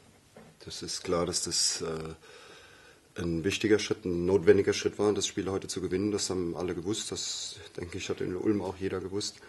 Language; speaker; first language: German; native; German